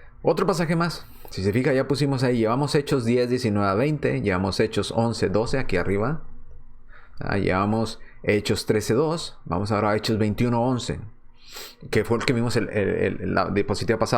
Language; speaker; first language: Spanish; native; Spanish